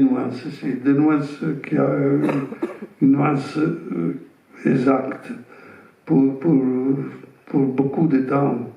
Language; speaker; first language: French; non-native, fluent; Italian